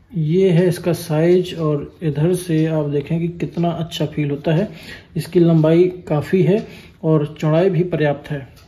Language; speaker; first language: Hindi; native; Hindi